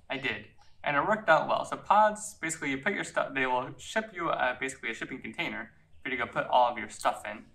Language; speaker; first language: English; native; English